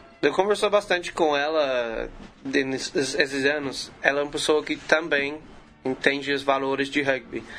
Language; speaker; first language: Portuguese; non-native, learner; English